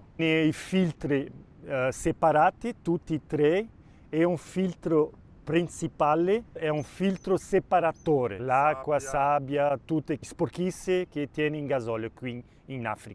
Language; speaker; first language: Italian; non-native, local second language; Spanish